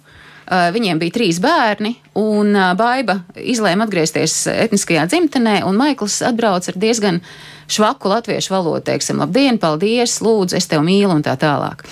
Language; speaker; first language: Latvian; native; Latvian